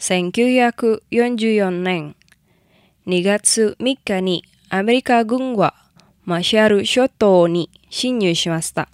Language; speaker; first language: Japanese; non-native, fluent; Indonesian